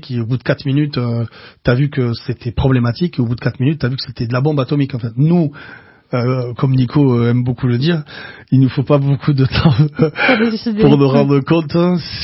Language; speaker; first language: French; native; French